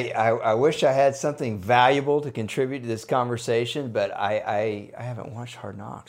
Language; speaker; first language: English; native; English